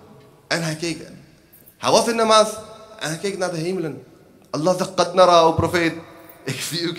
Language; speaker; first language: Dutch; early bilingual, other home language; Urdu